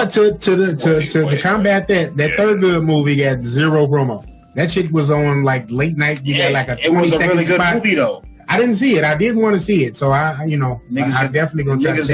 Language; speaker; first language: English; native; English